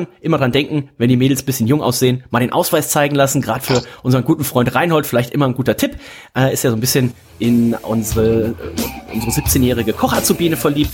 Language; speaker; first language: German; native; German